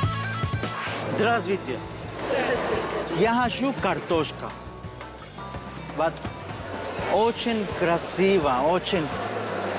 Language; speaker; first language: Russian; non-native, learner; Spanish